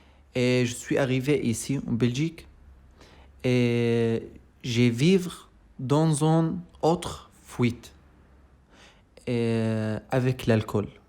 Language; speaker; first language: French; non-native, learner; Arabic